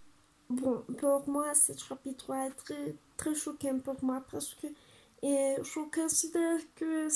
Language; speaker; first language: French; non-native, learner; Spanish